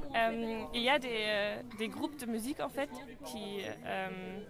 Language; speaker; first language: French; non-native, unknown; German